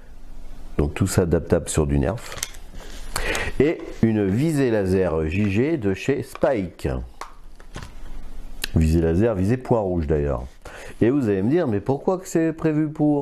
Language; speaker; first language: French; native; French